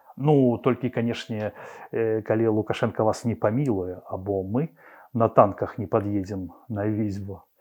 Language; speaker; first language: Belarusian; non-native, local second language; Russian